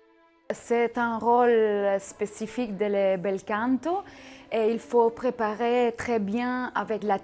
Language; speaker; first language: French; non-native, fluent; Catalan